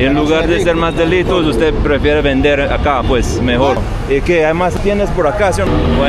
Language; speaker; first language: Spanish; non-native, fluent; English